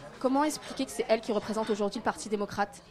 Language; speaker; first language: French; native; French